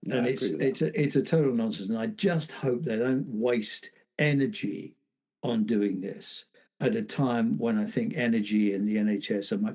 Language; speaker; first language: English; native; English